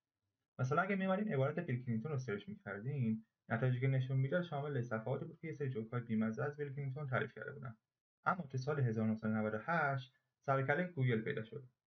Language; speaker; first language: Persian; native; Persian